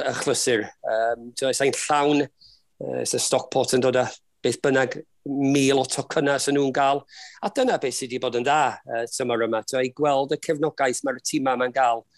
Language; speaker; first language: Welsh; native; Welsh